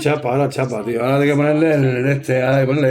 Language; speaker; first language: Spanish; native; Spanish